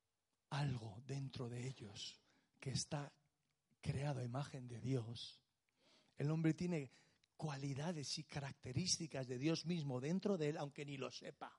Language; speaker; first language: Spanish; native; Spanish